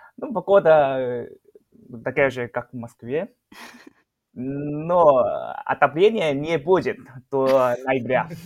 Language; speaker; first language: Russian; non-native, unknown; Chinese